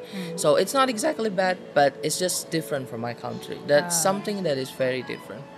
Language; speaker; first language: English; non-native, fluent; Indonesian